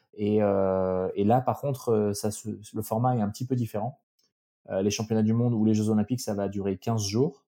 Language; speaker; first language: French; native; French